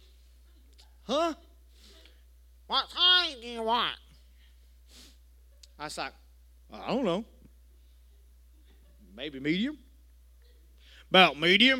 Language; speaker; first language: English; native; English